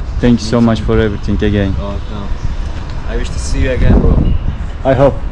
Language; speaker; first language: English; non-native, learner; Turkish